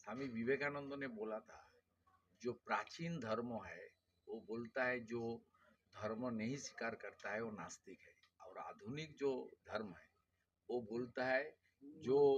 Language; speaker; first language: Hindi; non-native, local second language; Bangla